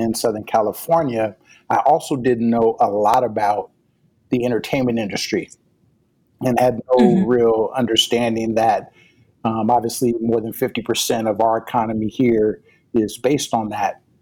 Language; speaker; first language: English; native; English